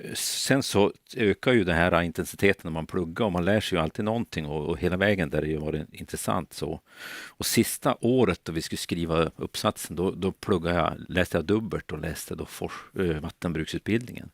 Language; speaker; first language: Swedish; native; Swedish